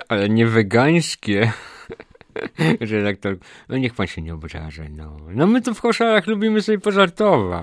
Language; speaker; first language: Polish; native; Polish